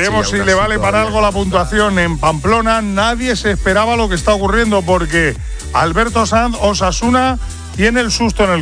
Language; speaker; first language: Spanish; native; Spanish